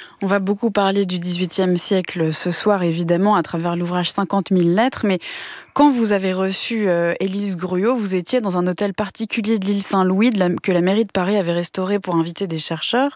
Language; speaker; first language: French; native; French